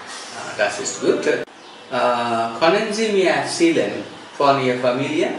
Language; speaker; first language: German; non-native, fluent; Telugu